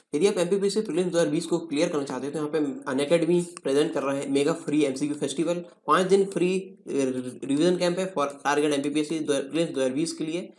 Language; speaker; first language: Hindi; native; Hindi